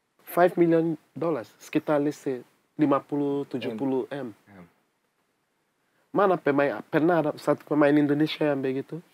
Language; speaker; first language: Indonesian; non-native, fluent; English